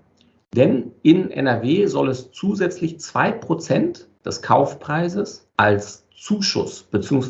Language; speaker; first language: German; native; German